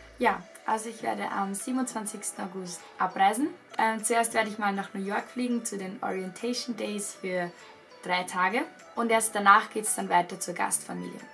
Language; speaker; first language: German; native; German